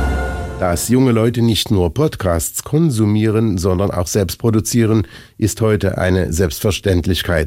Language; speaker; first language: German; native; German